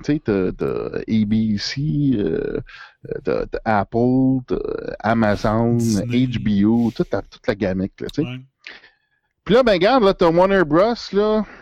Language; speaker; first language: French; native; French